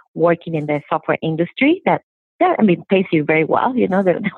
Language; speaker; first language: English; non-native, fluent; Spanish